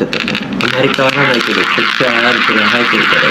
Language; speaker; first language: Japanese; non-native, learner; Portuguese